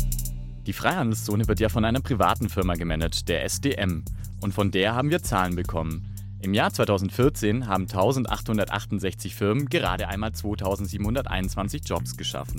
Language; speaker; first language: German; native; German